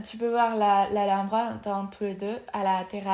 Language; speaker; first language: French; non-native, learner; Spanish